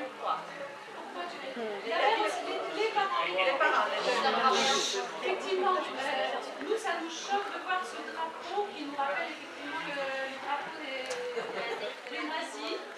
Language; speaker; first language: French; native; French